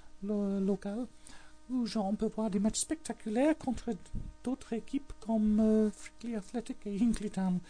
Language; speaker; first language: French; non-native, learner; English